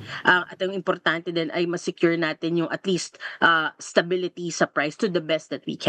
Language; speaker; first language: Filipino; native; Filipino